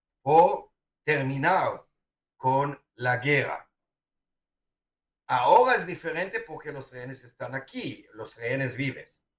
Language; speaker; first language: Spanish; non-native, fluent; Hebrew